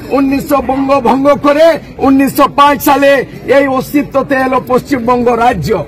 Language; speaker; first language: Bangla; non-native, local second language; Santali